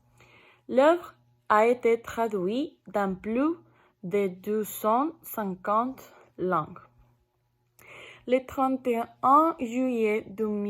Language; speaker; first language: French; non-native, learner; Spanish